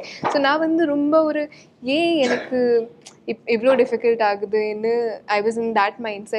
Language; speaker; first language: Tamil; non-native, learner; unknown